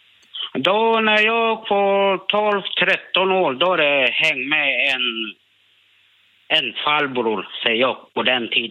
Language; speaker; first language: Swedish; non-native, learner; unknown